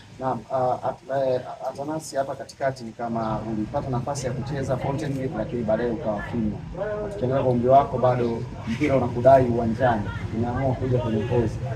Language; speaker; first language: Swahili; native; Swahili